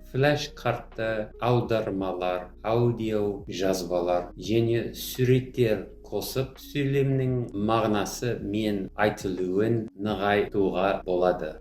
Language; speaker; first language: Kazakh; non-native, fluent; English